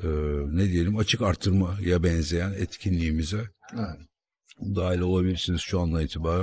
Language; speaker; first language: Turkish; native; Turkish